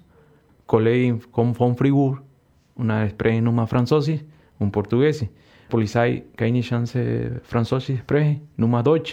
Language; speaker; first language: German; non-native, learner; Spanish